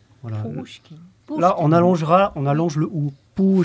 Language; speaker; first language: French; native; French